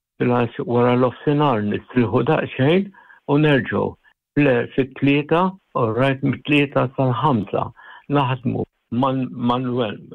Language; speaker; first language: Maltese; native; Maltese